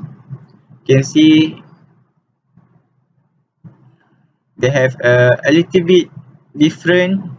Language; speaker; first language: English; non-native, learner; Malay